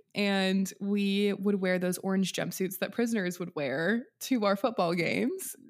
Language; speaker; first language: English; native; English